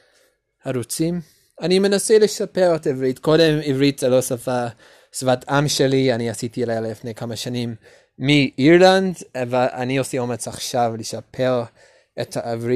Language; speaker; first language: Hebrew; non-native, learner; English